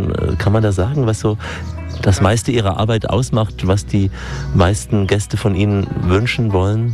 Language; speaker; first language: German; native; German